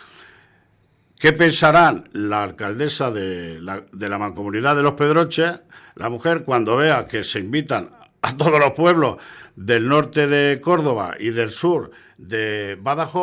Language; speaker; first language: Spanish; native; Spanish